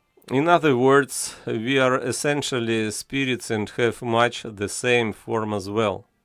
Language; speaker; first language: English; non-native, fluent; Ukrainian